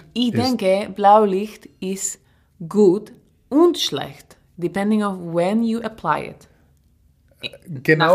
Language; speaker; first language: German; non-native, learner; English